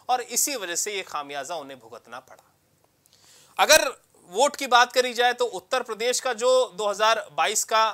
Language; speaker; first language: Hindi; native; Hindi